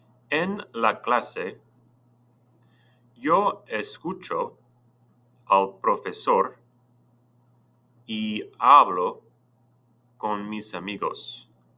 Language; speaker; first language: Spanish; non-native, fluent; English